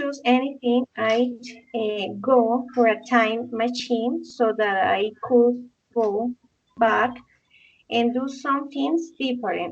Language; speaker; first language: English; non-native, learner; Spanish